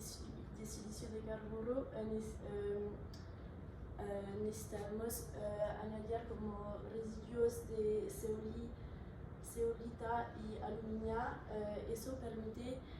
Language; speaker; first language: Spanish; non-native, learner; French